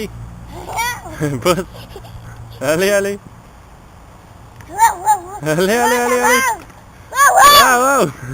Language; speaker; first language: French; native; French